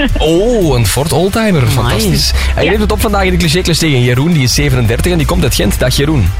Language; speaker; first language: Dutch; native; Dutch